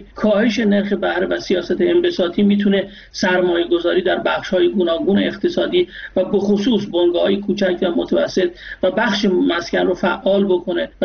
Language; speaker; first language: Persian; native; Persian